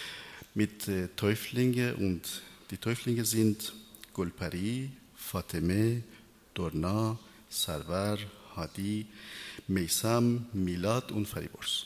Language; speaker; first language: German; non-native, learner; Persian